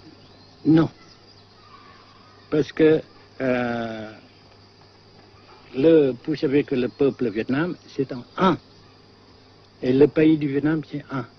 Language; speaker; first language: French; non-native, fluent; Vietnamese